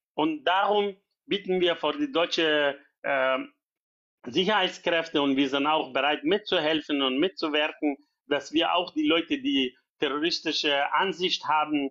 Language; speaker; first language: German; non-native, learner; Persian